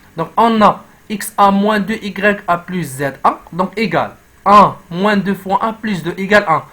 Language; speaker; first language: French; non-native, local second language; Arabic